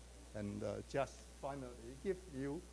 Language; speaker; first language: English; non-native, fluent; Chinese